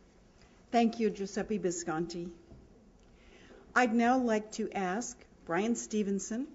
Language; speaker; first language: English; native; English